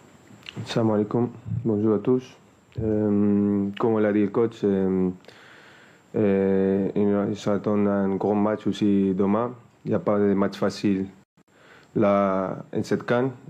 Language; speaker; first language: French; non-native, fluent; Spanish